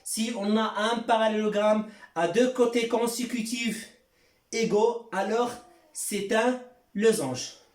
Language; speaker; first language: French; non-native, local second language; Arabic